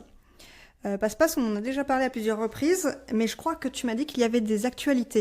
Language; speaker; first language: French; native; French